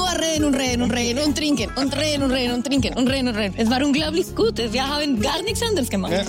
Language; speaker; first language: German; non-native, learner; Spanish